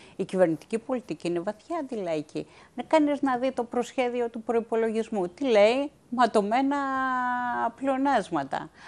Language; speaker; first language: Greek; native; Greek